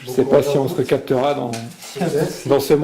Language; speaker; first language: French; native; French